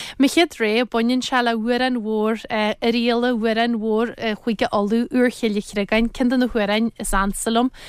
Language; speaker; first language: Irish; native; Irish